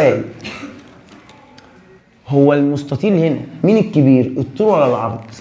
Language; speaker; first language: Arabic; native; Arabic